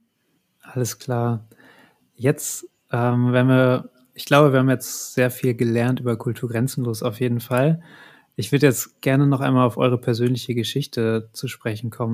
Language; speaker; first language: German; native; German